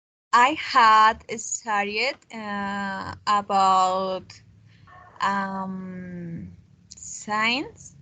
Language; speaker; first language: English; non-native, learner; Spanish